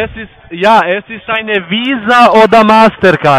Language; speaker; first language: German; non-native, learner; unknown